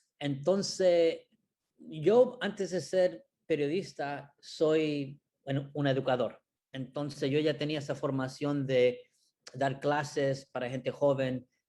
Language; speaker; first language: Spanish; early bilingual, heritage; Spanish